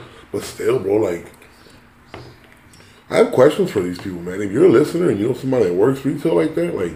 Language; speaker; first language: English; early bilingual, other home language; Spanish